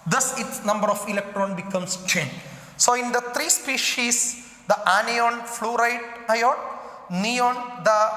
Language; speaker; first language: English; non-native, local second language; Malayalam